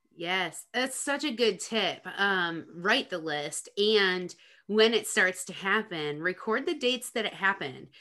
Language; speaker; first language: English; native; English